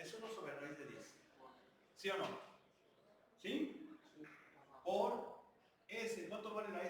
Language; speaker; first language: Spanish; native; Spanish